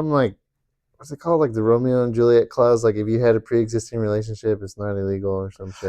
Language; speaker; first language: English; native; English